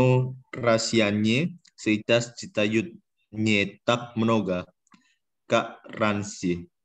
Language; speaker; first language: Russian; non-native, learner; Indonesian